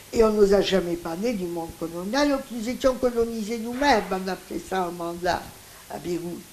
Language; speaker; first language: French; non-native, local second language; Greek